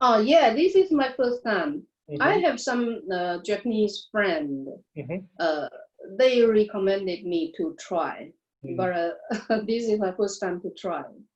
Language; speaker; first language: English; non-native, learner; Chinese